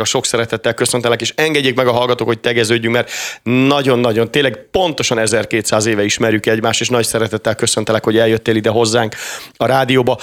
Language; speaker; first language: Hungarian; native; Hungarian